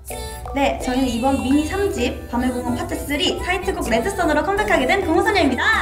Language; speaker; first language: Korean; native; Korean